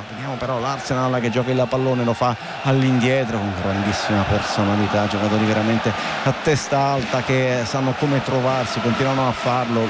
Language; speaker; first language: Italian; native; Italian